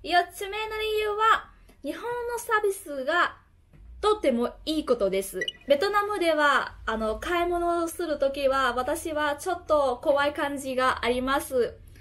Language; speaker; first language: Japanese; non-native, fluent; Vietnamese